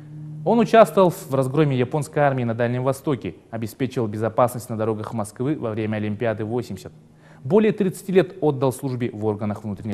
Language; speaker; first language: Russian; native; Russian